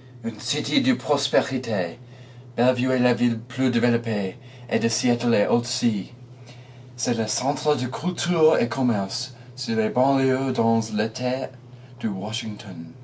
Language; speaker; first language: French; non-native, learner; English